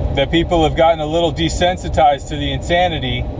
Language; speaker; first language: English; native; English